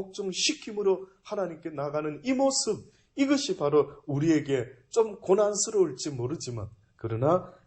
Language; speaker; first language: Korean; native; Korean